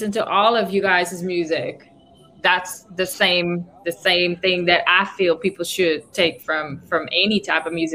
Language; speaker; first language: English; non-native, fluent; Dutch